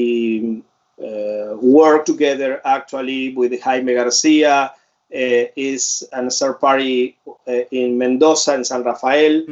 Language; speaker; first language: English; non-native, fluent; Spanish